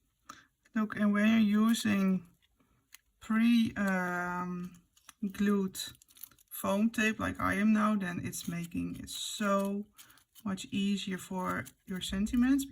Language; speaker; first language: English; non-native, fluent; Dutch